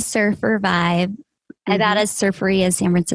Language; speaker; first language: English; native; English